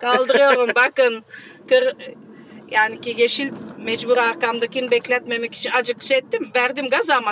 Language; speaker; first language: Turkish; early bilingual, heritage; Turkish